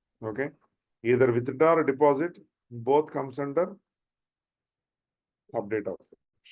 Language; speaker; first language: English; non-native, local second language; Telugu